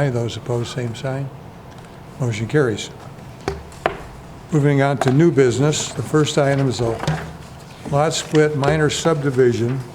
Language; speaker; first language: English; native; English